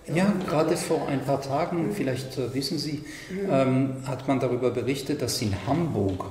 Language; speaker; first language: German; non-native, fluent; French